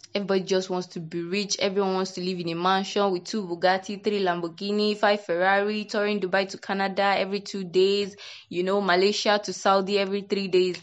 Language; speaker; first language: English; non-native, local second language; Yoruba